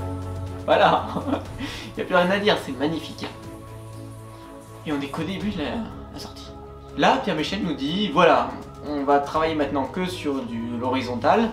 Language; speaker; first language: French; native; French